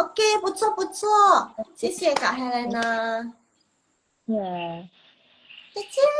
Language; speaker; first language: Chinese; non-native, local second language; Indonesian